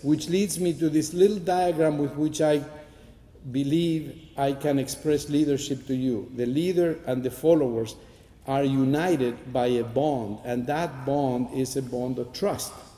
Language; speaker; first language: English; non-native, fluent; Spanish